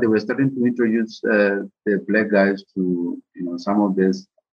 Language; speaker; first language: English; non-native, local second language; Southern Sotho